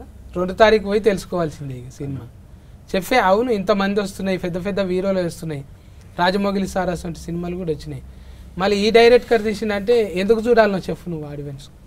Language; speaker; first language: Telugu; native; Telugu